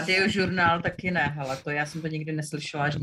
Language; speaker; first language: Czech; native; Czech